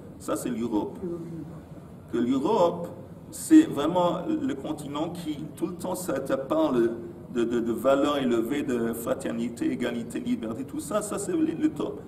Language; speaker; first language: French; native; French